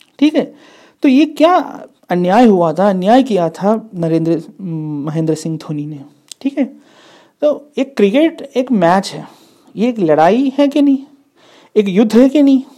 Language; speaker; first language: Hindi; non-native, local second language; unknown